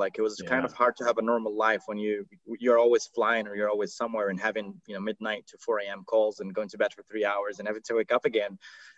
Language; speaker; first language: English; non-native, fluent; Arabic